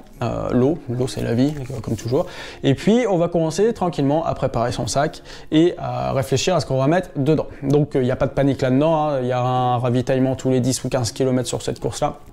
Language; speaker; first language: French; native; French